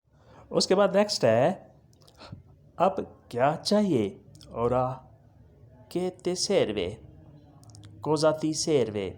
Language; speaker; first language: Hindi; non-native, local second language; Punjabi